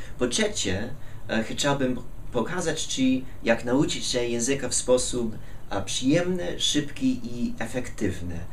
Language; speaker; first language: Polish; non-native, fluent; English